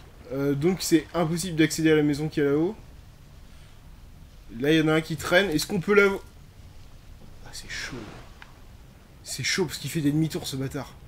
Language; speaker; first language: French; native; French